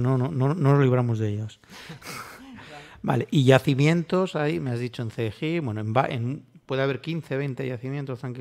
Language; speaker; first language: Spanish; native; Spanish